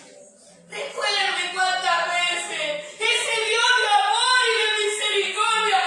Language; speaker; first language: Spanish; native; Spanish